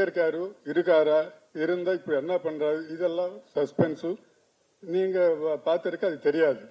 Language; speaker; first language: Tamil; non-native, learner; Telugu